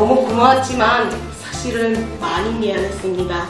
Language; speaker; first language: Korean; non-native, fluent; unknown